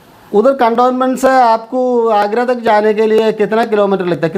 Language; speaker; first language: Hindi; non-native, local second language; Malayalam